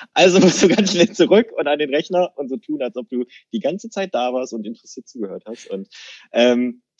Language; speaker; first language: German; native; German